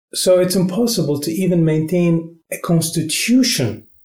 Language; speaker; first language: English; non-native, fluent; Arabic